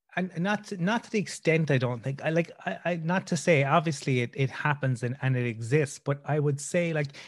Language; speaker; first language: English; native; English